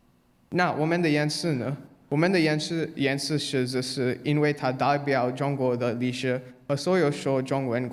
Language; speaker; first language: Chinese; non-native, learner; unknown